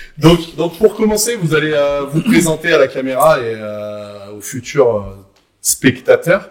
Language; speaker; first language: French; native; French